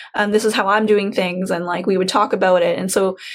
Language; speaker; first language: English; native; English